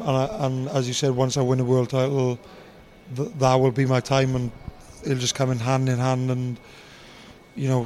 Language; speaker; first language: English; native; English